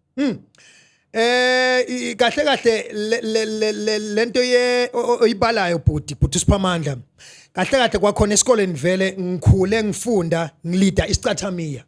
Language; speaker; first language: Zulu; native; Zulu